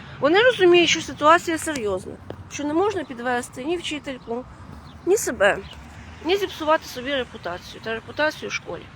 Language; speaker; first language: Ukrainian; non-native, fluent; Latvian